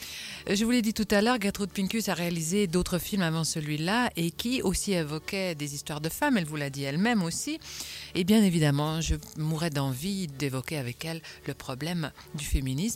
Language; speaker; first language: French; native; French